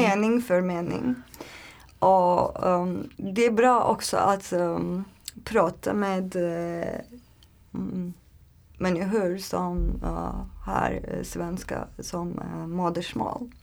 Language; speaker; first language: Swedish; non-native, learner; Turkish